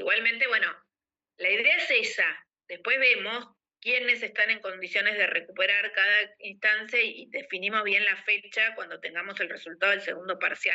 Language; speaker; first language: Spanish; native; Spanish